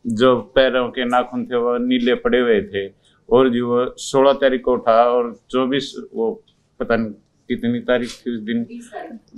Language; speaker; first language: Hindi; native; Hindi